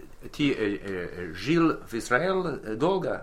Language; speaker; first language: Russian; non-native, learner; English